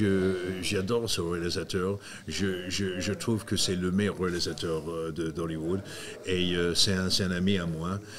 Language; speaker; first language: French; non-native, fluent; English